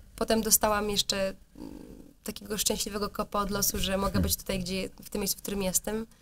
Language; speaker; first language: Polish; native; Polish